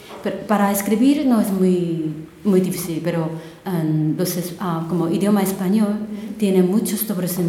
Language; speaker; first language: Spanish; non-native, learner; Korean